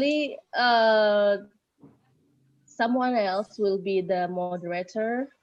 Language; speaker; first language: English; non-native, learner; Indonesian